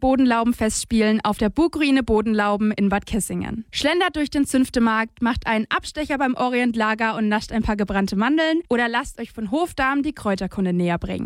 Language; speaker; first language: German; native; German